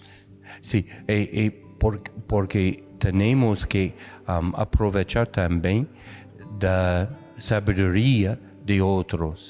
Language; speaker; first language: Portuguese; non-native, fluent; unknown